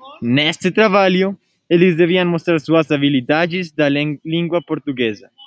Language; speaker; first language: Portuguese; non-native, learner; Spanish